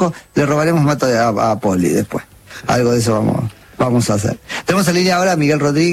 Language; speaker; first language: Spanish; native; Spanish